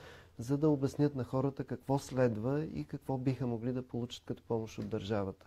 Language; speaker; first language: Bulgarian; native; Bulgarian